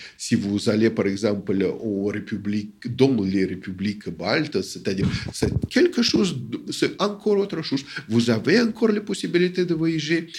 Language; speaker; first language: French; non-native, fluent; Russian